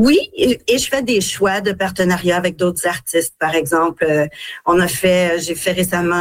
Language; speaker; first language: French; native; French